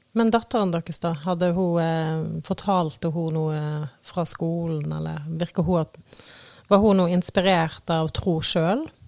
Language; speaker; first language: Norwegian; native; Norwegian